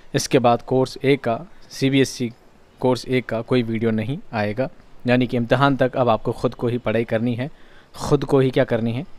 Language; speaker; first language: Hindi; native; Hindi